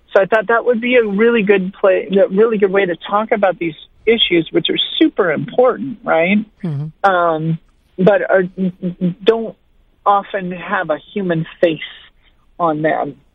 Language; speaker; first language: English; native; English